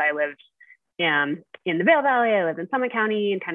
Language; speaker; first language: English; native; English